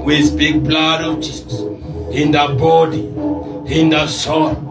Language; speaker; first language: English; non-native, local second language; Swahili